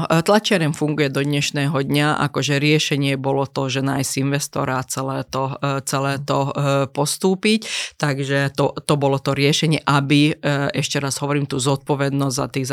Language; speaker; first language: Slovak; non-native, local second language; Hungarian